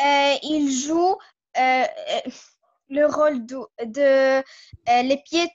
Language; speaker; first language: French; non-native, learner; Arabic